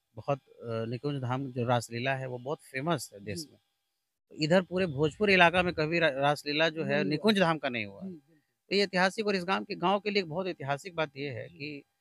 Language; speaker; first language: Hindi; native; Hindi